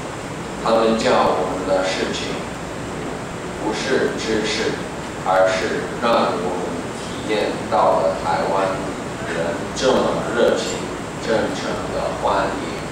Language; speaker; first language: Chinese; non-native, fluent; English